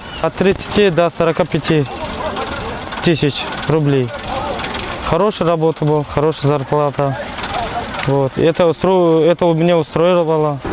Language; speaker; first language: Russian; non-native, learner; Tajik